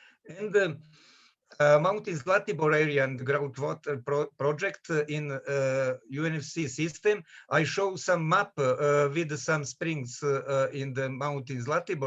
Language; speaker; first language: English; non-native, learner; Serbian